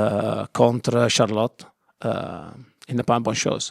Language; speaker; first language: French; non-native, learner; Italian